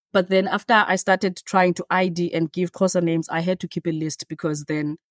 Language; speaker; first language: English; non-native, local second language; Xhosa